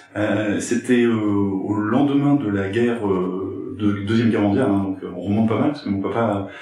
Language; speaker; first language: French; native; French